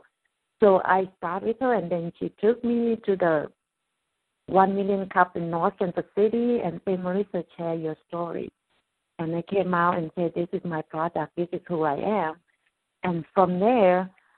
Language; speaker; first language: English; non-native, fluent; Thai